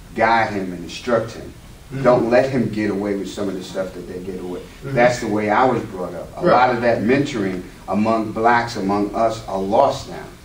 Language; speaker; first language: English; native; English